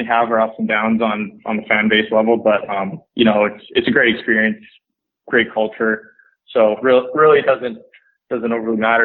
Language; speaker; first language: English; native; English